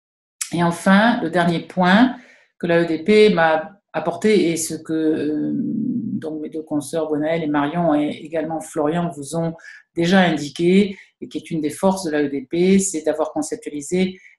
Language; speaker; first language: French; native; French